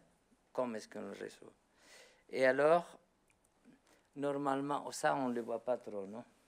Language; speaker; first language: French; non-native, learner; Spanish